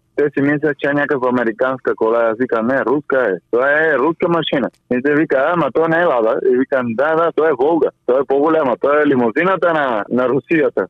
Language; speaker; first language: Bulgarian; non-native, fluent; Spanish